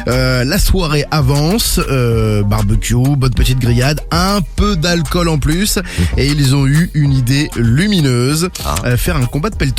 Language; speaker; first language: French; native; French